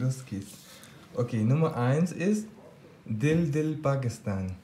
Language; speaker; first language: German; non-native, learner; Pashto